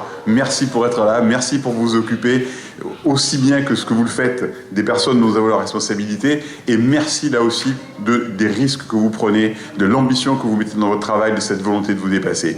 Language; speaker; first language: French; native; French